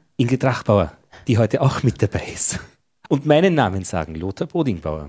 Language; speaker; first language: German; native; German